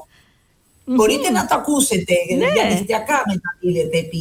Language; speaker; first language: Greek; non-native, fluent; Spanish